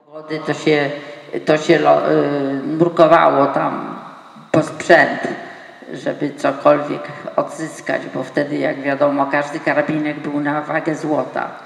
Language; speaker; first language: Polish; native; Polish